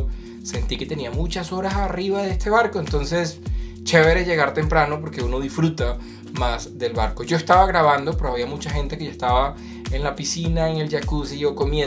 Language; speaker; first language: Spanish; native; Spanish